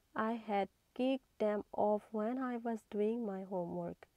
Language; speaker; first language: English; non-native, local second language; Assamese